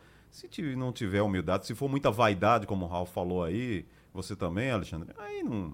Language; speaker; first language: Portuguese; native; Portuguese